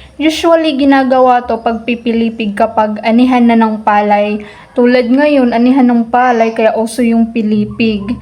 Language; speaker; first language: Filipino; non-native, local second language; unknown